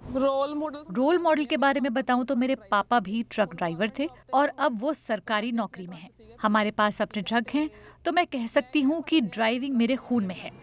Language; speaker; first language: Hindi; native; Hindi